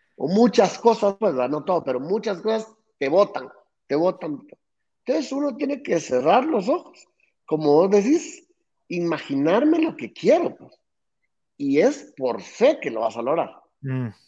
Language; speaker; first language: Spanish; native; Spanish